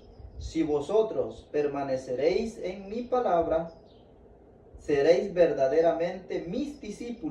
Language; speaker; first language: Spanish; native; Spanish